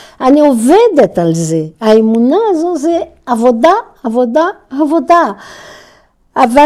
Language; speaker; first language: Hebrew; non-native, fluent; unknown